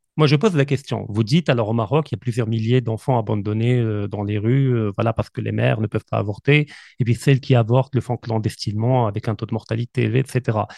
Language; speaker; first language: French; non-native, local second language; Arabic